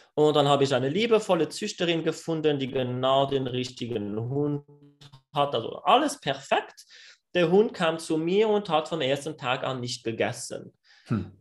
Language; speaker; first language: German; non-native, fluent; French